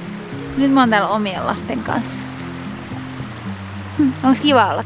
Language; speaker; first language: Finnish; native; Finnish